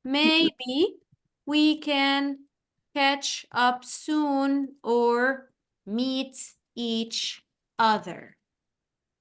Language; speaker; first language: English; non-native, fluent; Arabic